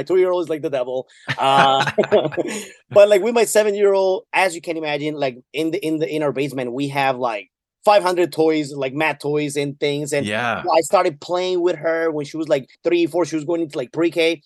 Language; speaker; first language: English; non-native, fluent; Spanish